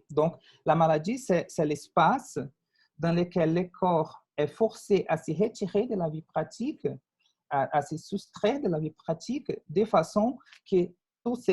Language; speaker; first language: French; non-native, fluent; Portuguese